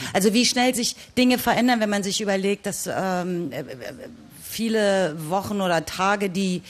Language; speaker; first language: German; native; German